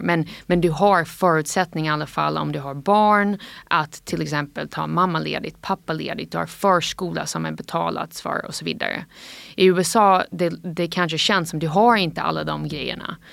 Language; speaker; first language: Swedish; non-native, fluent; English